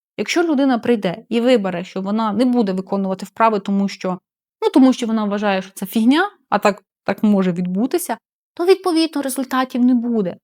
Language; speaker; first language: Ukrainian; non-native, local second language; Russian